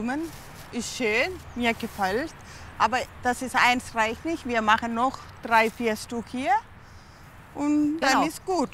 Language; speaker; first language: German; non-native, learner; Tamil